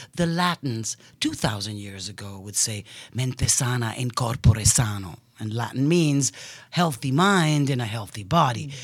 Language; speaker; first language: English; early bilingual, other home language; Italian